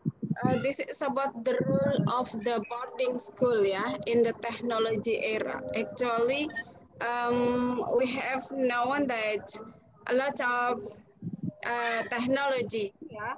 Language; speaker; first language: English; non-native, learner; Indonesian